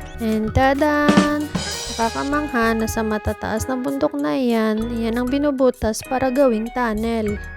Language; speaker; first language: Filipino; non-native, local second language; Bikol